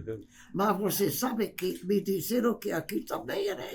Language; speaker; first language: Portuguese; non-native, fluent; English